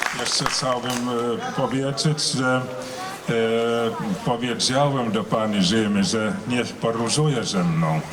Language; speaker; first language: Polish; non-native, learner; Finnish